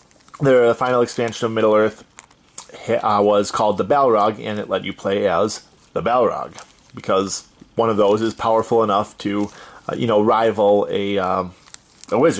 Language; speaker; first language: English; native; English